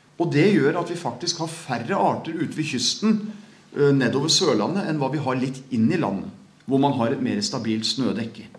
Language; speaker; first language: Norwegian; native; Norwegian